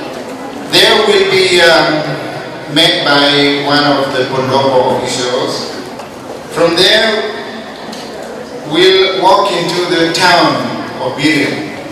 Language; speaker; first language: English; non-native, fluent; Indonesian